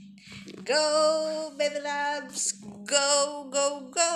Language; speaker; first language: English; non-native, learner; Filipino